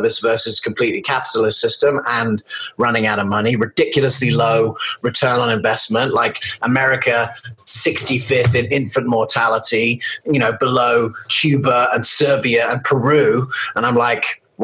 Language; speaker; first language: English; native; English